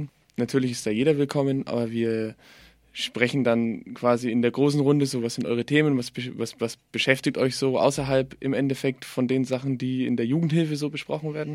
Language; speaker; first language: German; native; German